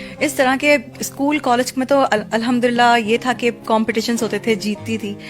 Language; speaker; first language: Urdu; native; Urdu